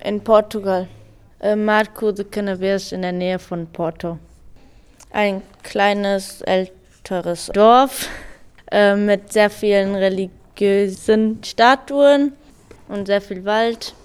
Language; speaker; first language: German; early bilingual, other home language; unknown